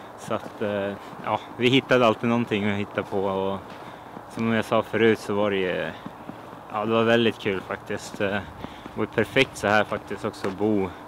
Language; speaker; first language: Swedish; native; Swedish